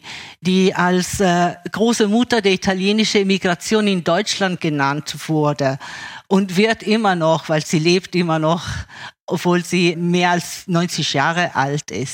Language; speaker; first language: German; early bilingual, other home language; Italian